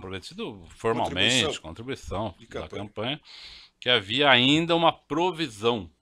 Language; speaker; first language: Portuguese; native; Portuguese